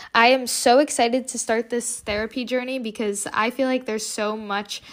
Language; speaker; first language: English; early bilingual, other home language; Portuguese